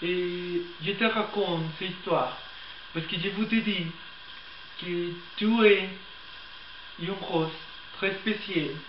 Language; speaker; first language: French; non-native, learner; Spanish